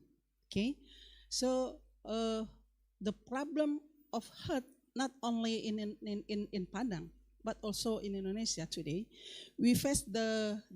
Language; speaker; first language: English; non-native, learner; Indonesian